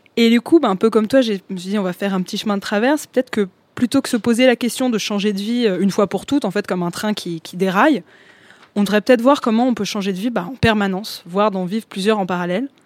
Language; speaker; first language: French; native; French